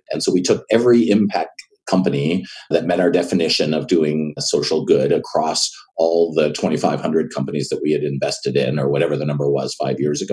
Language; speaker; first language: English; native; English